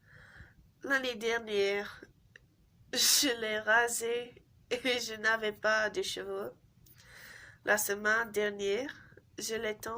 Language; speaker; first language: French; non-native, learner; English